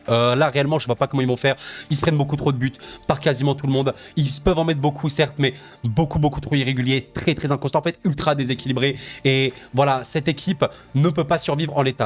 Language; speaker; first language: French; native; French